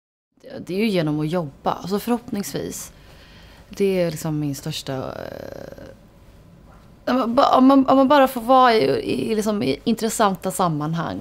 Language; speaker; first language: Swedish; native; Swedish